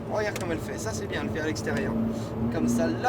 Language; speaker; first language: French; native; French